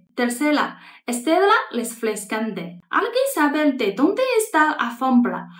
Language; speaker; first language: Spanish; non-native, fluent; Chinese